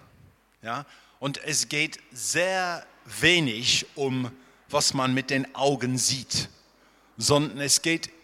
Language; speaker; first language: German; non-native, fluent; English